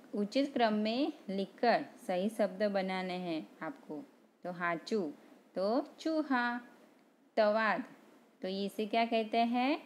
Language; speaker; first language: Hindi; non-native, local second language; Gujarati